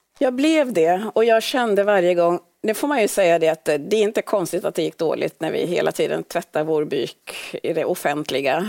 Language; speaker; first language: Swedish; early bilingual, other home language; Swahili